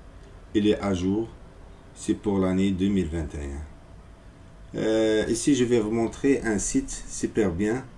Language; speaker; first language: French; non-native, fluent; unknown